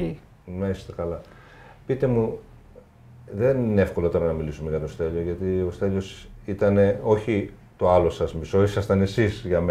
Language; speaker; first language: Greek; native; Greek